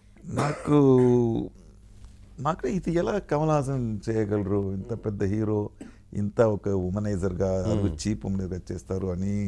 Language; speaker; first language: Telugu; non-native, learner; Tamil